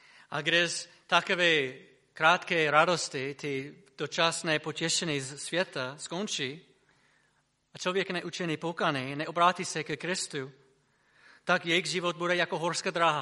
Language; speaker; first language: Czech; non-native, fluent; English